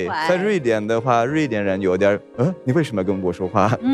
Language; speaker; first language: Chinese; non-native, fluent; Swedish